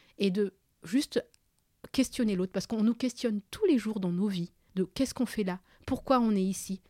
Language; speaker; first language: French; early bilingual, other home language; Malagasy